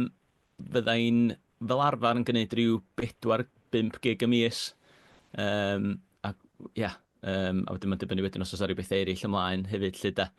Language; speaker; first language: Welsh; native; Welsh